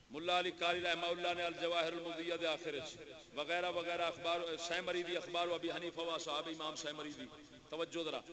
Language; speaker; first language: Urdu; non-native, local second language; Saraiki